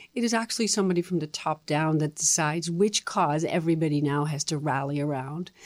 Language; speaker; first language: English; non-native, fluent; Dutch